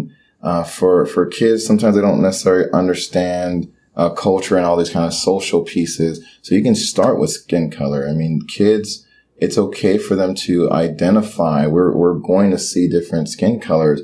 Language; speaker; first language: English; early bilingual, other home language; Haitian Creole